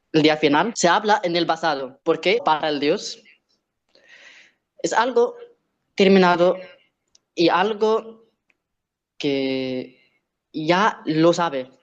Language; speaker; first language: Spanish; non-native, learner; Arabic